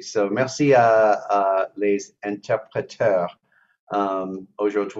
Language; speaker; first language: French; non-native, learner; English